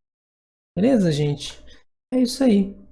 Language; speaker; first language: Portuguese; native; Portuguese